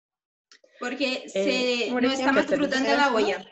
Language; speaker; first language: Spanish; non-native, fluent; Portuguese